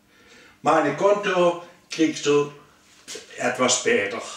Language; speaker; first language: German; non-native, learner; Dutch